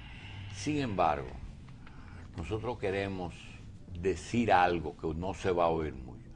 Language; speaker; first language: Spanish; native; Spanish